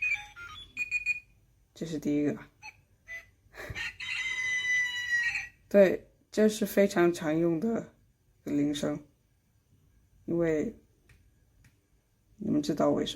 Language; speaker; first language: Chinese; non-native, fluent; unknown